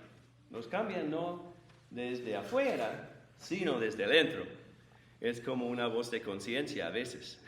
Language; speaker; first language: Spanish; non-native, fluent; English